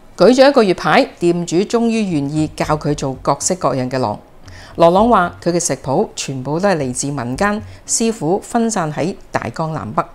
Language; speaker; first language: Chinese; non-native, local second language; Cantonese